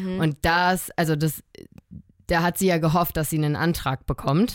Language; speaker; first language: German; native; German